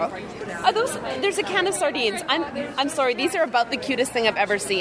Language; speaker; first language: English; native; English